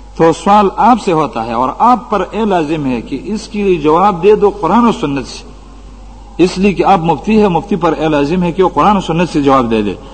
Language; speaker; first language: Urdu; non-native, local second language; Pashto